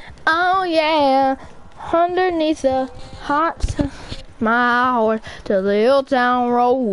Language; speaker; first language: English; native; English